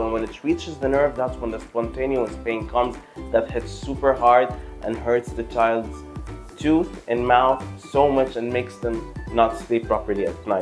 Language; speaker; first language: English; non-native, fluent; Arabic